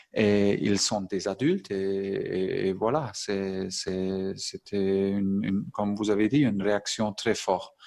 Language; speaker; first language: French; non-native, fluent; German